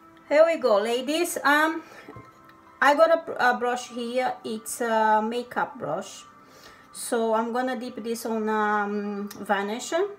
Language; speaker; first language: English; non-native, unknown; Portuguese